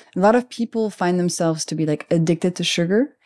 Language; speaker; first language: English; non-native, fluent; French